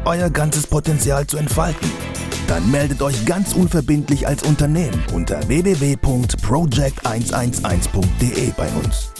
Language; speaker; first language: German; native; German